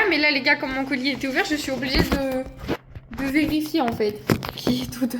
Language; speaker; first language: French; native; French